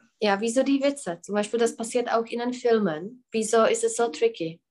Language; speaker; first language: German; non-native, fluent; Czech